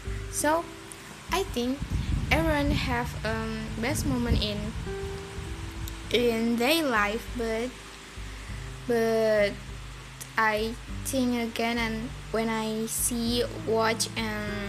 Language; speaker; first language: English; non-native, learner; Indonesian